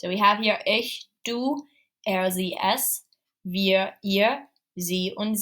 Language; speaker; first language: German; non-native, fluent; English